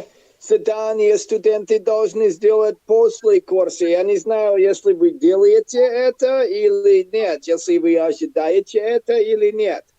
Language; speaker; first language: Russian; non-native, fluent; English